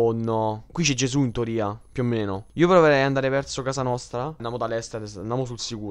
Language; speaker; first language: Italian; native; Italian